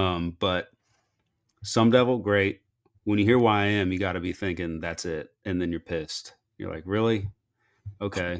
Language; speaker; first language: English; native; English